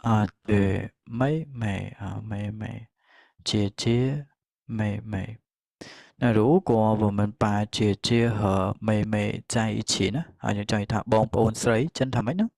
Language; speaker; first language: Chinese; non-native, fluent; Khmer